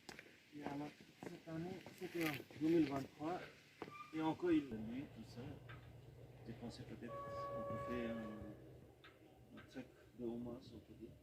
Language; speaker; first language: French; non-native, fluent; Nepali